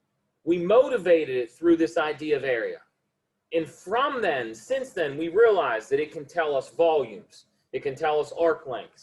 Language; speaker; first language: English; native; English